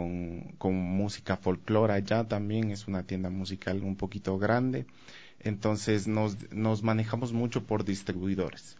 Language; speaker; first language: Spanish; native; Spanish